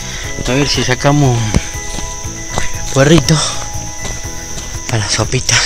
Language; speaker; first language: Spanish; native; Spanish